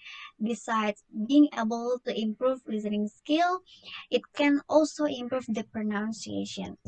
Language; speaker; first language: English; non-native, learner; Indonesian